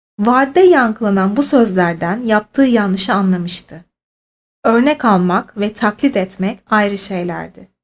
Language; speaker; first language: Turkish; native; Turkish